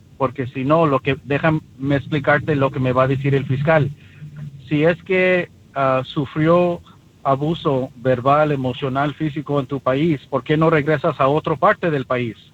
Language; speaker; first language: Spanish; early bilingual, heritage; Spanish